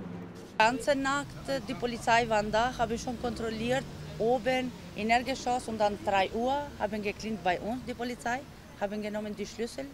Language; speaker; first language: German; non-native, learner; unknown